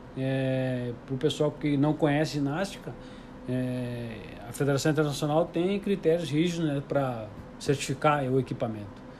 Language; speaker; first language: Portuguese; native; Portuguese